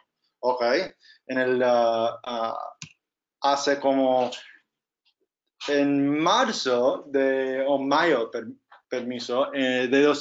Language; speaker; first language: Spanish; non-native, fluent; English